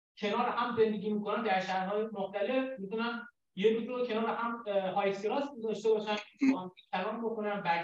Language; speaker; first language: Persian; native; Persian